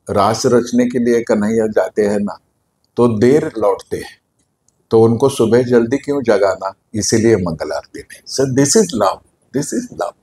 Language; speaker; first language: Hindi; non-native, local second language; Marathi